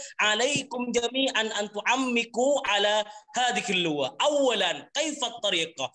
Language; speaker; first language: Arabic; non-native, learner; Indonesian